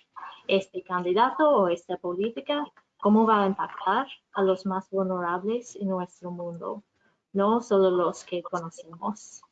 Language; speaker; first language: Spanish; non-native, fluent; English